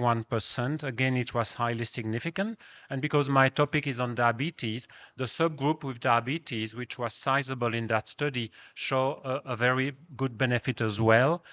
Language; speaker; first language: English; non-native, fluent; French